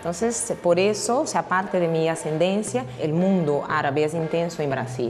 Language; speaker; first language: Spanish; non-native, fluent; Portuguese